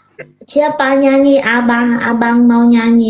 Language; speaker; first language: Indonesian; non-native, learner; Vietnamese